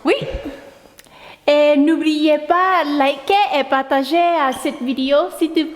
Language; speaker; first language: French; non-native, learner; Thai